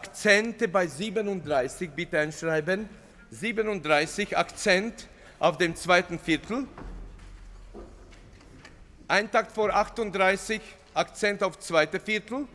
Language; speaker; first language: German; non-native, fluent; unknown